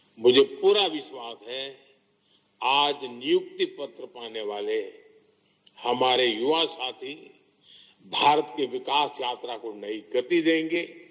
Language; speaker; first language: Hindi; non-native, local second language; Gujarati